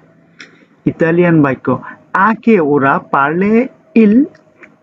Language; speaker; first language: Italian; non-native, learner; Bangla